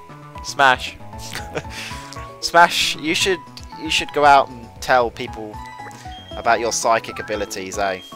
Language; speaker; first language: English; native; English